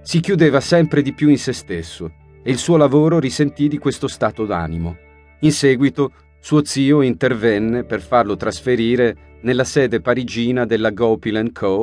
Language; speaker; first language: Italian; native; Italian